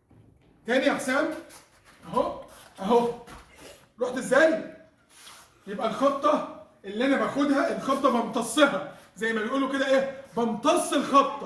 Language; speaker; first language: Arabic; native; Arabic